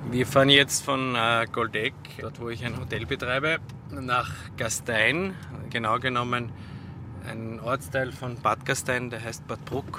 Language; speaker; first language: German; native; German